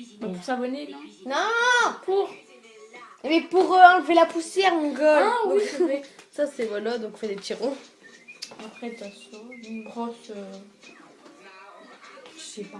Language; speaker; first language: French; native; French